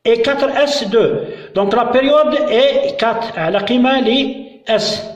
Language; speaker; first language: French; non-native, local second language; Arabic